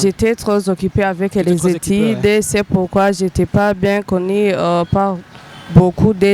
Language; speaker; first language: French; non-native, local second language; Rundi